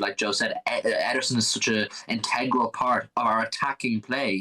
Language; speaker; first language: English; native; English